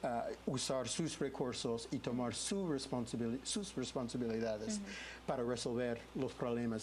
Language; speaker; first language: Spanish; non-native, fluent; English